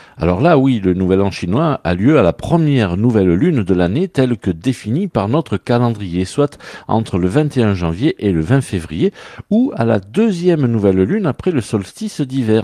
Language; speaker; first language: French; native; French